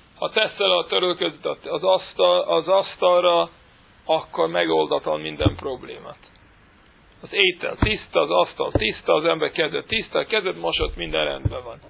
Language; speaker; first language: Hungarian; non-native, fluent; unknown